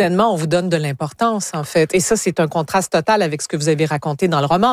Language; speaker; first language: French; native; French